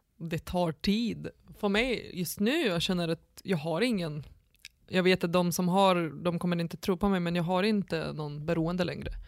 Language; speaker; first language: Swedish; non-native, fluent; Lithuanian